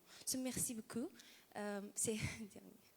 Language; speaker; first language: French; non-native, learner; Arabic